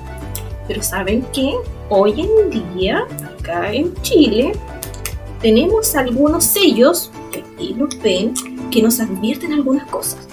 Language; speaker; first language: Spanish; native; Spanish